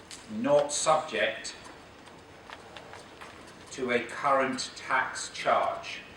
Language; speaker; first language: English; native; English